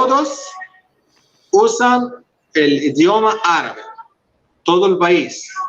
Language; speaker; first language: Spanish; non-native, local second language; Arabic